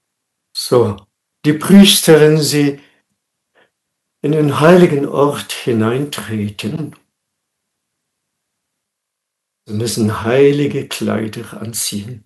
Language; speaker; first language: German; non-native, fluent; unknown